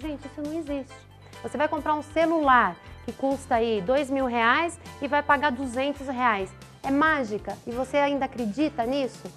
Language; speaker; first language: Portuguese; native; Portuguese